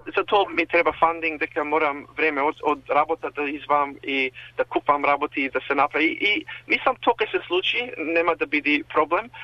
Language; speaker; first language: Macedonian; early bilingual, heritage; Macedonian